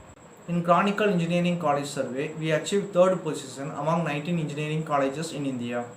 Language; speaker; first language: English; non-native, local second language; Tamil